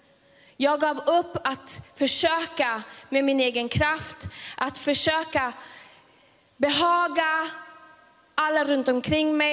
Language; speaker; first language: Swedish; early bilingual, other home language; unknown